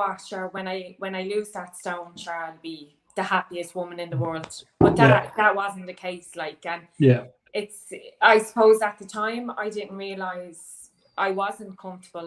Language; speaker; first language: English; native; English